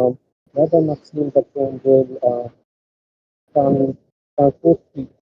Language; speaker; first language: Russian; non-native, learner; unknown